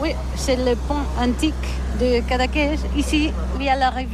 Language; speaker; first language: French; non-native, learner; Catalan